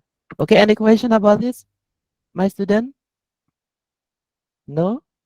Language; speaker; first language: English; non-native, learner; Indonesian